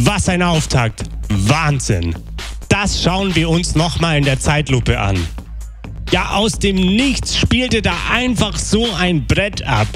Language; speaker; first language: German; native; German